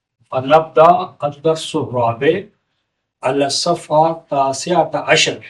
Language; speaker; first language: Arabic; non-native, fluent; Urdu